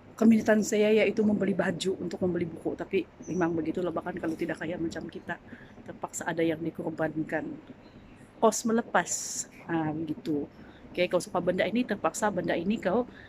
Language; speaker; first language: Malay; non-native, local second language; Central Dusun